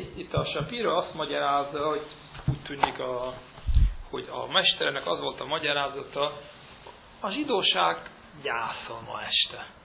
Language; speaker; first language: Hungarian; early bilingual, heritage; Hungarian